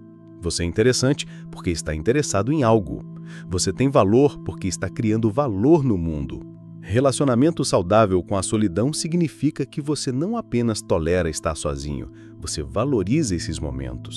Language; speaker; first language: Portuguese; native; Portuguese